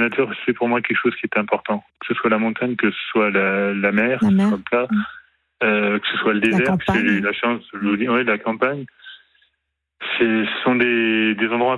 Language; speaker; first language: French; native; French